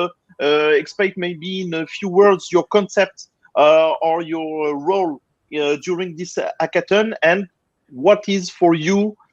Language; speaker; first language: English; non-native, fluent; French